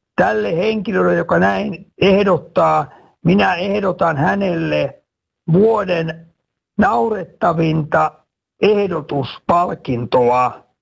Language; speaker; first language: Finnish; native; Finnish